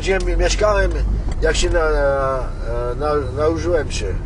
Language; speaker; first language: Polish; early bilingual, heritage; French